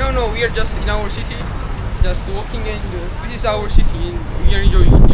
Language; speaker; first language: English; non-native, learner; Georgian